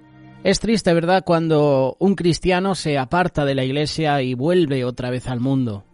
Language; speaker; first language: Spanish; native; Spanish